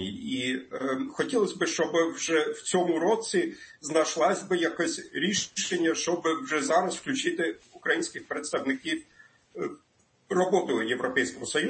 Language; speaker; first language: Ukrainian; non-native, fluent; German